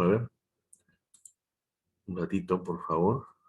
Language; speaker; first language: Spanish; native; Spanish